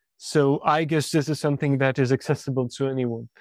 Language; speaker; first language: English; non-native, fluent; French